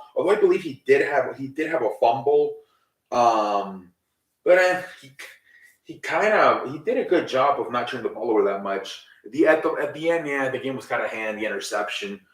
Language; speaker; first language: English; native; English